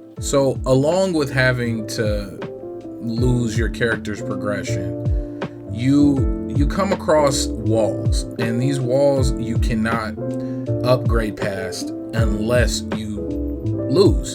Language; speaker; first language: English; native; English